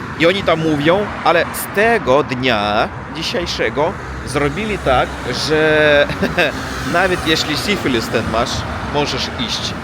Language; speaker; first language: Polish; non-native, learner; Russian